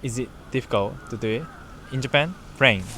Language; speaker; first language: English; non-native, fluent; Japanese